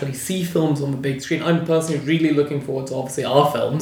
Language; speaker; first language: English; native; English